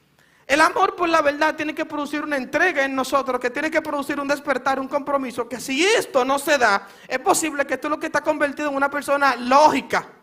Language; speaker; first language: Spanish; native; Spanish